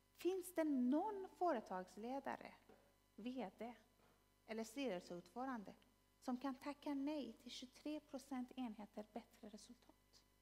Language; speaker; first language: Swedish; non-native, fluent; Persian